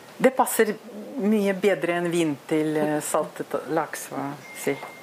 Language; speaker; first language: Norwegian; non-native, learner; Russian